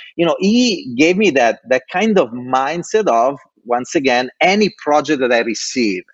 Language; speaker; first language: English; non-native, fluent; Italian